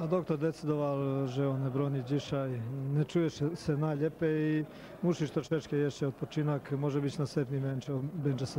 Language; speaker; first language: Polish; non-native, learner; Serbian